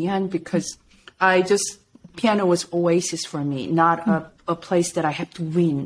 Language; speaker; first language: English; non-native, fluent; Korean